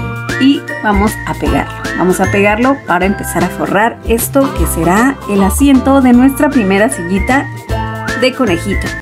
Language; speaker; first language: Spanish; native; Spanish